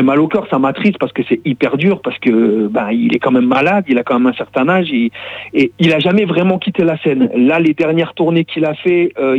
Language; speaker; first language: French; native; French